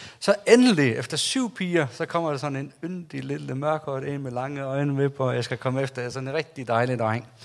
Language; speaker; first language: Danish; non-native, local second language; Faroese